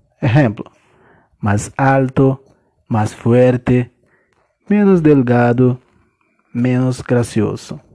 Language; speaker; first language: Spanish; non-native, learner; Portuguese